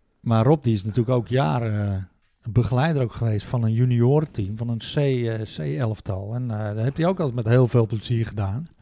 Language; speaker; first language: Dutch; native; Dutch